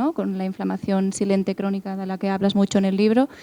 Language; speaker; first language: Spanish; native; Spanish